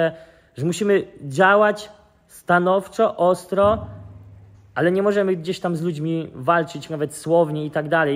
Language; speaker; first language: Polish; native; Polish